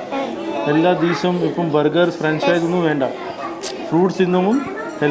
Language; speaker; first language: Malayalam; non-native, learner; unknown